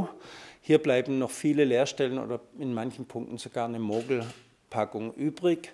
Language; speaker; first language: German; native; German